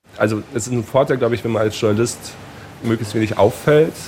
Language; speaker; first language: German; native; German